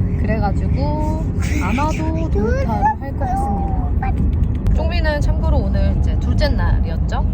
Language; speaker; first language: Korean; native; Korean